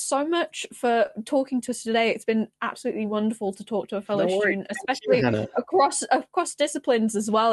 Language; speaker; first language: English; native; English